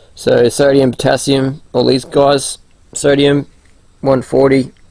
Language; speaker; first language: English; native; English